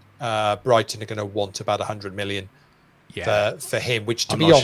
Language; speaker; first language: English; native; English